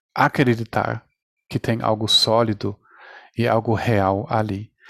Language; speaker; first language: Portuguese; non-native, fluent; German